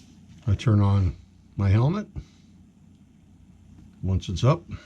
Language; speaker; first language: English; native; English